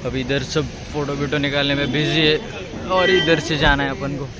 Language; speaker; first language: Hindi; non-native, local second language; Marathi